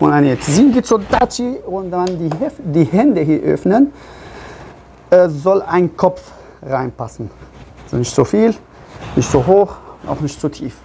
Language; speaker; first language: German; non-native, fluent; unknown